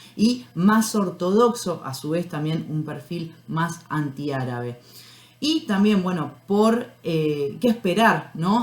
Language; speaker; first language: Spanish; native; Spanish